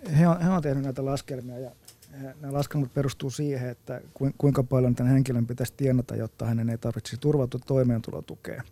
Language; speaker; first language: Finnish; native; Finnish